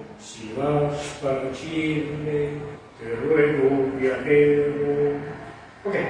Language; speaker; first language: Spanish; non-native, fluent; French